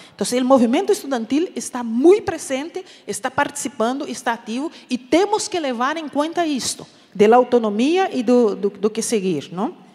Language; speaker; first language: Portuguese; native; Portuguese